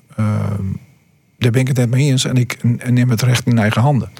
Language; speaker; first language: Dutch; native; Dutch